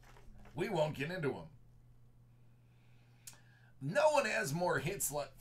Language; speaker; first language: English; native; English